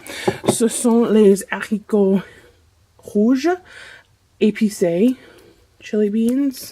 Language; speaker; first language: French; non-native, fluent; English